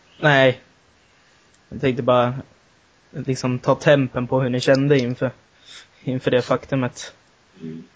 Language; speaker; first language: Swedish; native; Swedish